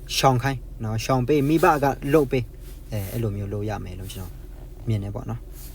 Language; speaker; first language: Burmese; non-native, local second language; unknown